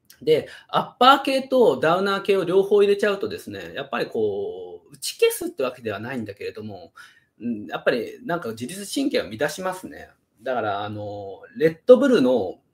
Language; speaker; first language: Japanese; native; Japanese